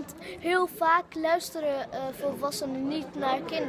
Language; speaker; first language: Dutch; early bilingual, other home language; Arabic